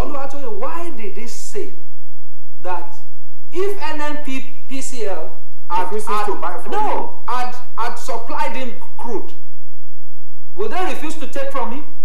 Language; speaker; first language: English; non-native, local second language; Yoruba